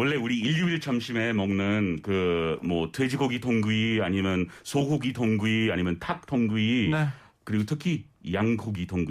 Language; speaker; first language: Korean; non-native, learner; English